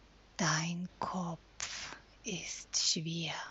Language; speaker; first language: German; non-native, fluent; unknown